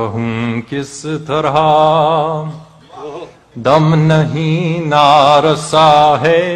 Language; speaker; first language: Urdu; non-native, fluent; English